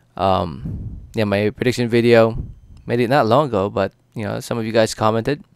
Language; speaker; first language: English; early bilingual, other home language; Filipino